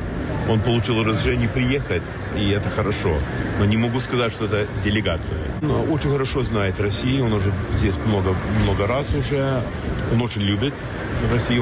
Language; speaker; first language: Russian; non-native, learner; English